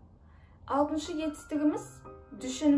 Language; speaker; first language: Turkish; non-native, fluent; Kazakh